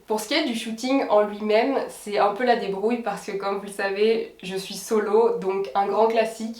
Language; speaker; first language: French; native; French